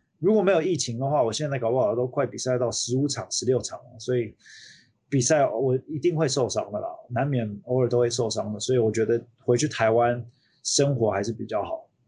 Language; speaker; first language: Chinese; early bilingual, heritage; Chinese